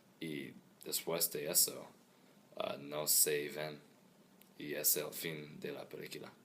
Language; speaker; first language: Spanish; non-native, learner; English